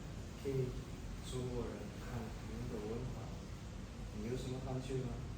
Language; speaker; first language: Chinese; non-native, learner; Indonesian